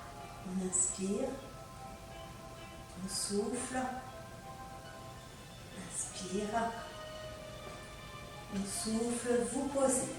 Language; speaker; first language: French; native; French